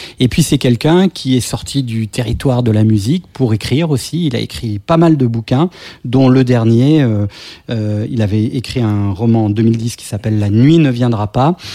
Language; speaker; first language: French; native; French